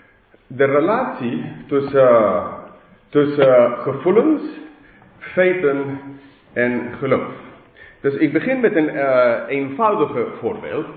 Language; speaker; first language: Dutch; non-native, fluent; English